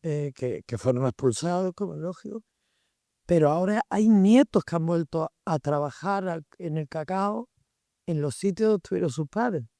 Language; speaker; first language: Spanish; native; Spanish